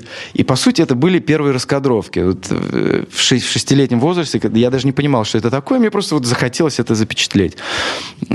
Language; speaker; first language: Russian; native; Russian